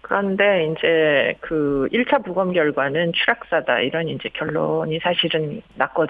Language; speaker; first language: Korean; native; Korean